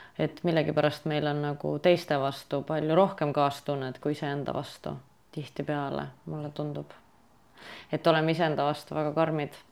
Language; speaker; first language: Estonian; native; Estonian